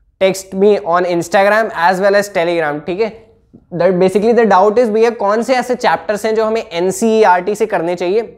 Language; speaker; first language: Hindi; native; Hindi